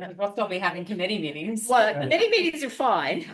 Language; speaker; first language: English; native; English